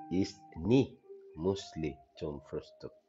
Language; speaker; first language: English; non-native, learner; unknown